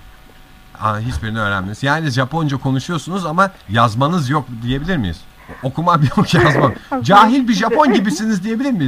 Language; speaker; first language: Turkish; native; Turkish